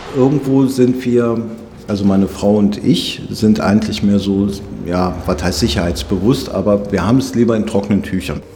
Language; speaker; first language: German; native; German